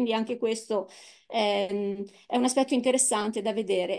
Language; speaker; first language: Italian; native; Italian